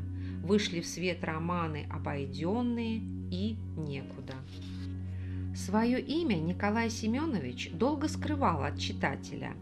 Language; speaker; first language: Russian; native; Russian